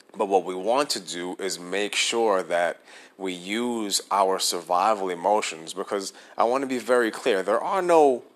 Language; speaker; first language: English; native; English